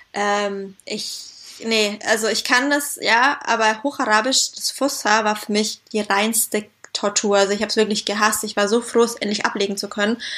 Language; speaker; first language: German; native; German